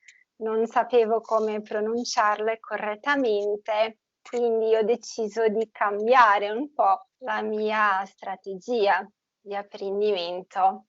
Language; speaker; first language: Italian; non-native, fluent; Portuguese